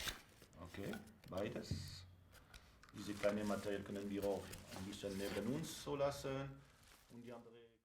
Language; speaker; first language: German; non-native, local second language; French